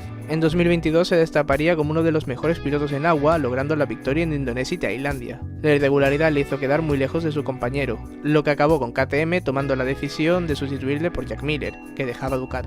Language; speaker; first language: Spanish; native; Spanish